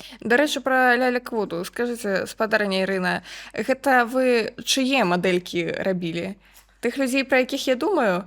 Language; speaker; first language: Belarusian; non-native, local second language; Russian